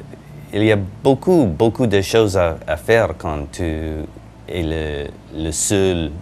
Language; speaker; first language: French; non-native, learner; English